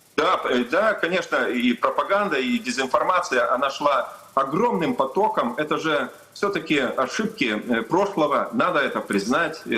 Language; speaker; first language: Russian; non-native, local second language; Lithuanian